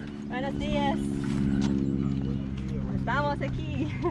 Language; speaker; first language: Spanish; non-native, learner; English